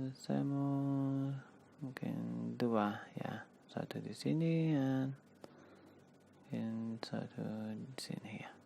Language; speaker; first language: Indonesian; non-native, learner; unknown